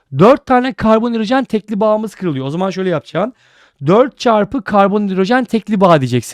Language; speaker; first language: Turkish; native; Turkish